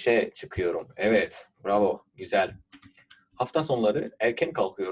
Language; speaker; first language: Turkish; non-native, fluent; Urdu